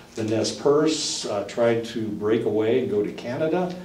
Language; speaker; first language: English; native; English